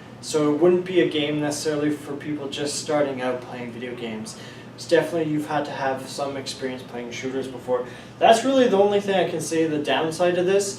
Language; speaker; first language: English; native; English